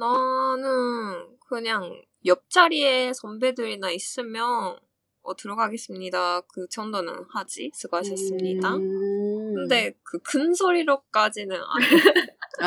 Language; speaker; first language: Korean; non-native, fluent; Japanese